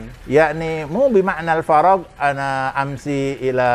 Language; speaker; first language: Arabic; non-native, fluent; Indonesian